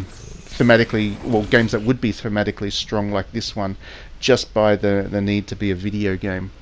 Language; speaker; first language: English; native; English